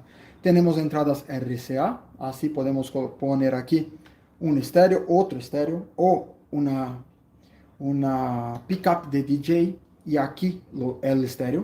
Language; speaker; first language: Spanish; non-native, fluent; Portuguese